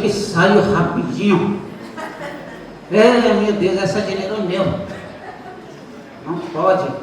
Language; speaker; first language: Portuguese; non-native, learner; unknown